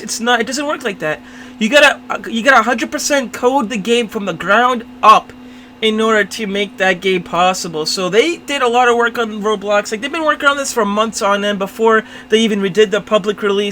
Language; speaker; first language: English; native; English